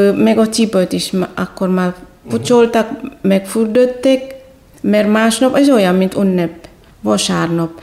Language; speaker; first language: Hungarian; non-native, fluent; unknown